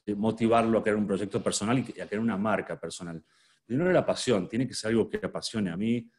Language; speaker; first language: Spanish; native; Spanish